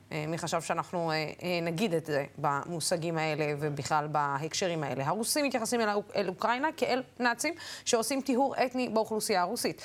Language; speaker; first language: Hebrew; non-native, local second language; Arabic